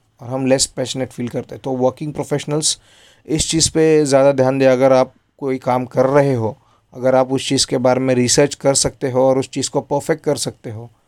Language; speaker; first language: Hindi; non-native, local second language; Marathi